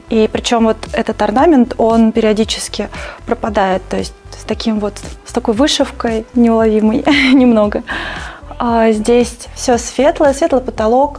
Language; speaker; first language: Russian; native; Russian